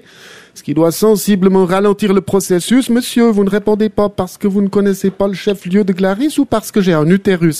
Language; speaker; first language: French; native; French